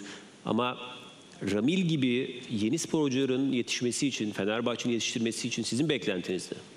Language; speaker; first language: Turkish; native; Turkish